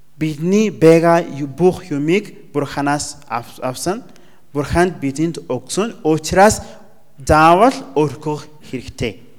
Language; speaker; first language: Mongolian; non-native, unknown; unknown